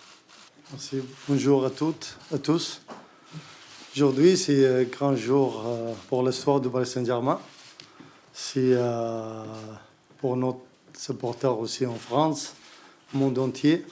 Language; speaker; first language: French; non-native, learner; Arabic